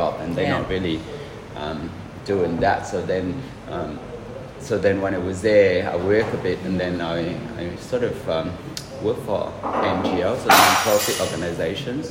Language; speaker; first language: English; non-native, fluent; Vietnamese